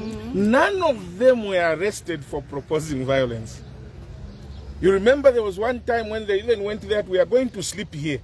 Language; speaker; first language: English; non-native, local second language; Bemba